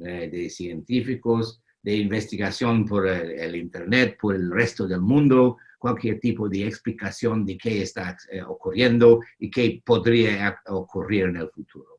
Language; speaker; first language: Spanish; non-native, fluent; English